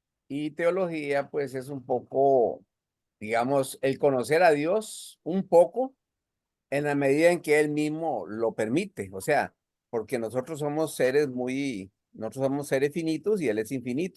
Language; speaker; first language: Spanish; native; Spanish